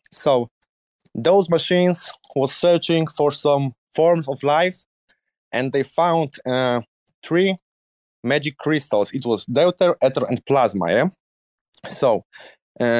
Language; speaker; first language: English; non-native, learner; Polish